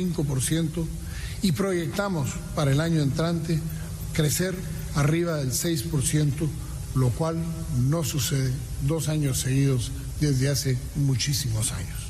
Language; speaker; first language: Spanish; native; Spanish